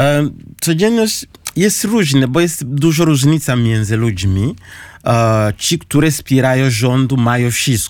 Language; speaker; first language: Polish; non-native, learner; Kinyarwanda